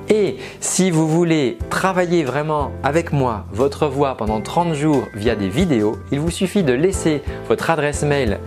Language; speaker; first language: French; native; French